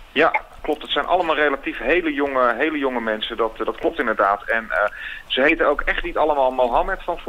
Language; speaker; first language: Dutch; native; Dutch